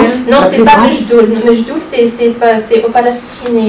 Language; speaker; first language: French; non-native, local second language; Arabic